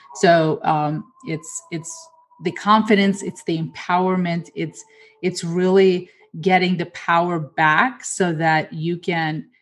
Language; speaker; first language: English; early bilingual, other home language; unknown